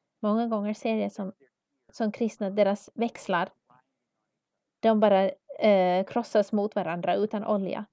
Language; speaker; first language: Swedish; non-native, learner; English